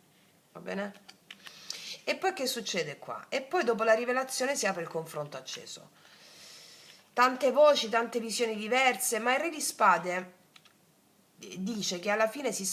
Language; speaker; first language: Italian; native; Italian